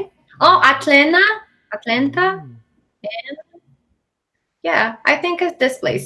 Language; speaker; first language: English; non-native, learner; Portuguese